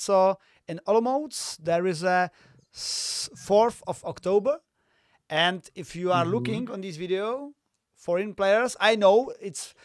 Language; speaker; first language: English; non-native, fluent; Czech